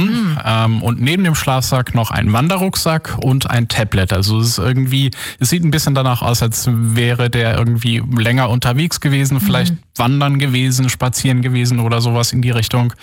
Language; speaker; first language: German; native; German